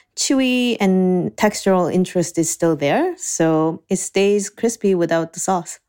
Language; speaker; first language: English; non-native, fluent; Korean